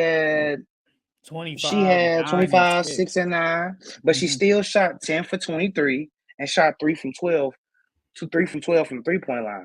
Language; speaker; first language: English; native; English